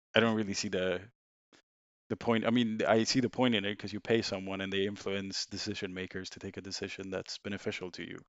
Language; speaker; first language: English; non-native, fluent; Swedish